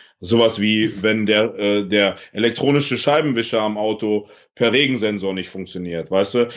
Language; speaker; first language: German; early bilingual, other home language; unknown